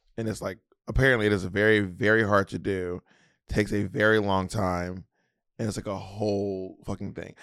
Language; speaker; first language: English; native; English